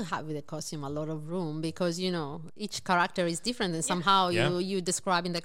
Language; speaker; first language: English; non-native, fluent; Italian